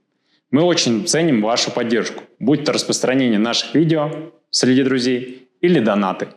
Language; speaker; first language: Russian; native; Russian